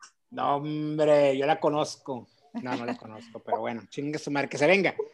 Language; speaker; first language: Spanish; early bilingual, heritage; Spanish